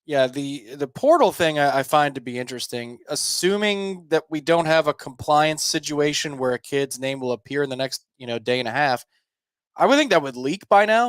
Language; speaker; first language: English; native; English